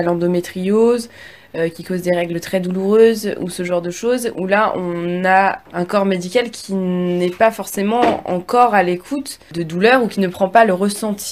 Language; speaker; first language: French; native; French